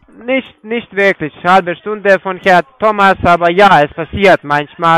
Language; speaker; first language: German; non-native, fluent; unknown